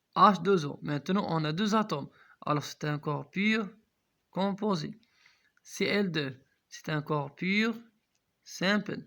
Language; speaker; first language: French; non-native, local second language; Arabic